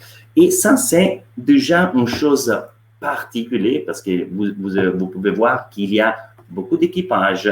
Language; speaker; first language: French; non-native, fluent; Italian